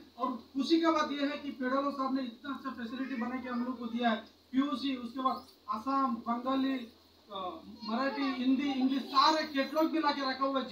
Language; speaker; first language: Hindi; non-native, local second language; Kannada